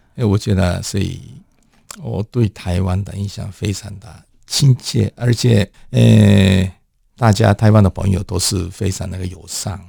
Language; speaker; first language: Chinese; non-native, fluent; Japanese